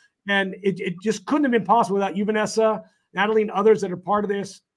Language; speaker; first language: English; native; English